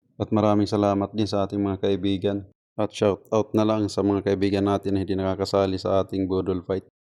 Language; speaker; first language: Filipino; non-native, local second language; Waray